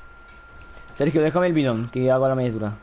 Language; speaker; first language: Spanish; native; Spanish